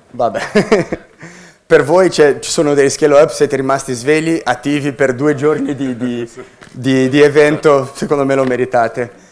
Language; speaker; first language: Italian; non-native, fluent; Portuguese